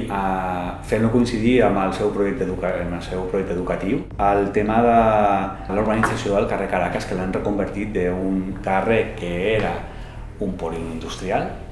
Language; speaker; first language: Catalan; native; Catalan